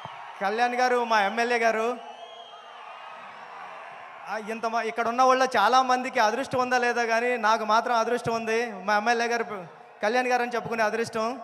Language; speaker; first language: Telugu; native; Telugu